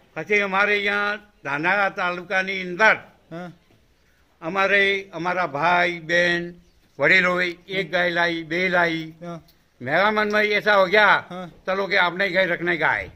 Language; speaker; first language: Hindi; non-native, local second language; Gujarati